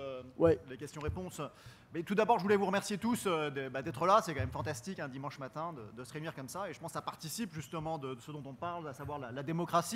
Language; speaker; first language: French; native; French